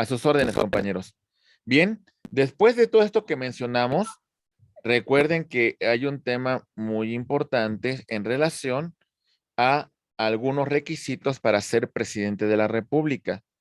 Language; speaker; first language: Spanish; native; Spanish